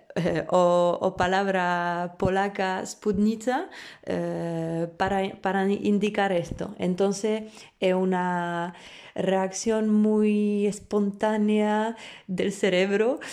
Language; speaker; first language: Spanish; non-native, fluent; Polish